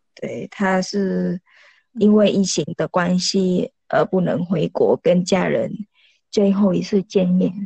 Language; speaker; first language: Chinese; non-native, fluent; Vietnamese